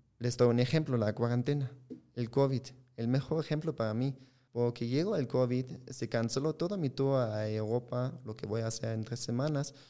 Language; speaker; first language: Spanish; non-native, fluent; German